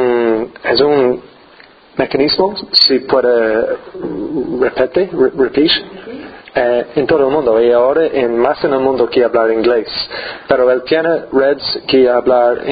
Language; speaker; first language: Spanish; non-native, learner; English